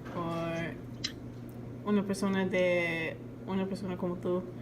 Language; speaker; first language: Spanish; non-native, learner; English